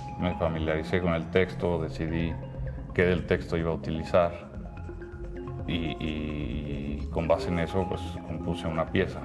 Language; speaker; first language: Spanish; native; Spanish